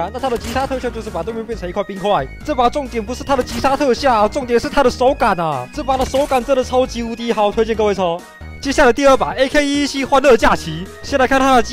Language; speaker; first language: Chinese; native; Chinese